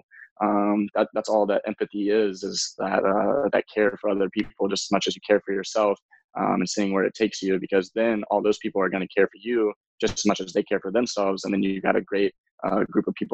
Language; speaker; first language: English; native; English